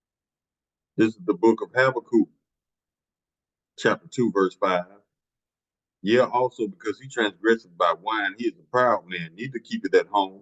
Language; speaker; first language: English; native; English